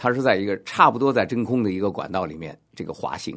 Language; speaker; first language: Chinese; native; Chinese